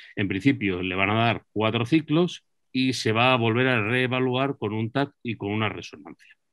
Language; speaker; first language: Spanish; native; Spanish